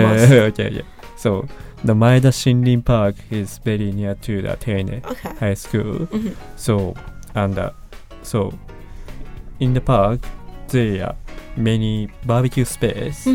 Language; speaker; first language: English; non-native, learner; Japanese